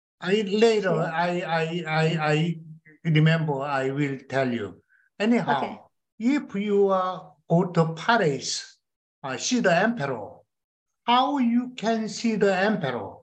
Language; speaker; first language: English; non-native, learner; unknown